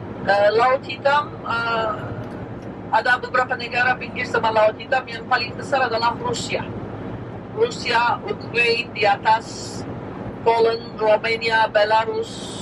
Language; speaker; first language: Indonesian; non-native, fluent; Turkish